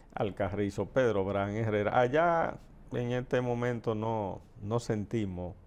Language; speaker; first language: Spanish; native; Spanish